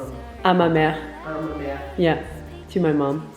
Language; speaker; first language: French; non-native, learner; English